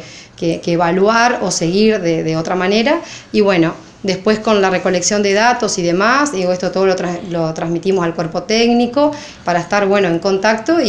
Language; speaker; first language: Spanish; native; Spanish